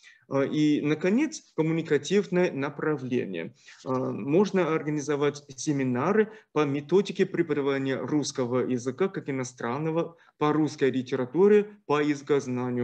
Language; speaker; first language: Russian; non-native, fluent; Chinese